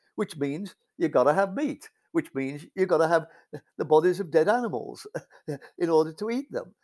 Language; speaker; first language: English; native; English